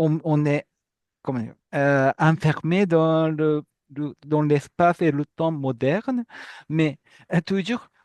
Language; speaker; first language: French; non-native, fluent; Japanese